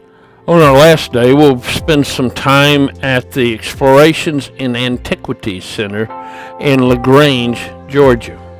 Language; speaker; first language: English; native; English